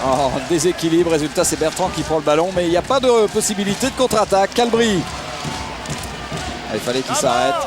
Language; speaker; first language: French; native; French